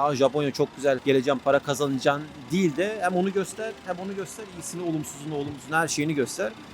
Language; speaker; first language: Turkish; native; Turkish